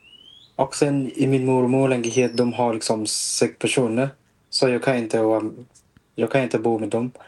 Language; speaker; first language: Swedish; non-native, fluent; Thai